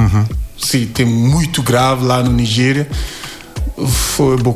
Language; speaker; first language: Portuguese; non-native, learner; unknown